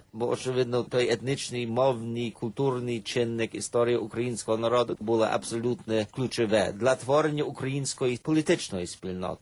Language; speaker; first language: Ukrainian; early bilingual, heritage; Ukrainian